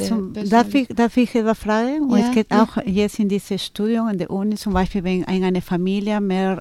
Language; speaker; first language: German; non-native, fluent; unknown